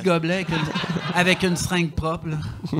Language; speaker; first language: French; native; French